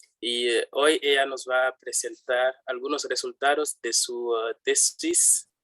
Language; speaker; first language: Spanish; non-native, fluent; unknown